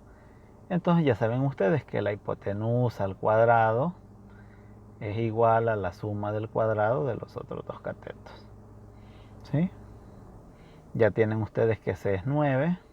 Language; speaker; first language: Spanish; native; Spanish